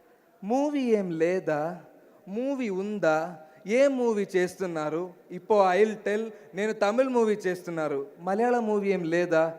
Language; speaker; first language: Telugu; non-native, learner; Malayalam